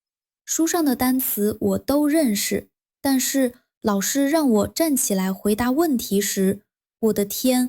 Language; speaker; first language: Chinese; non-native, fluent; Vietnamese